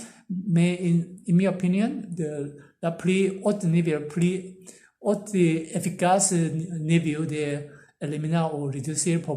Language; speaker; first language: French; non-native, learner; Korean